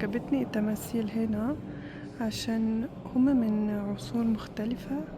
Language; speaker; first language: Arabic; non-native, fluent; German